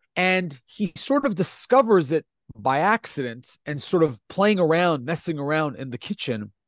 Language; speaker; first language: English; non-native, fluent; Italian